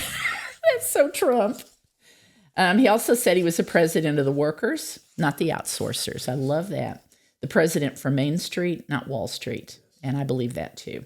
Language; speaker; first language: English; native; English